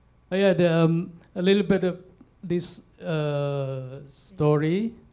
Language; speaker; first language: English; non-native, fluent; Balinese